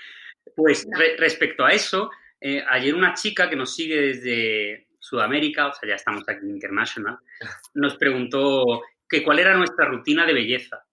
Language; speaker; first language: Spanish; native; Spanish